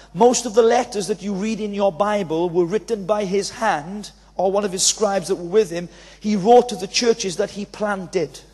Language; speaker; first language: English; native; English